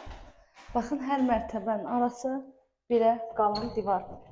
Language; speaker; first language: Azerbaijani; native; Azerbaijani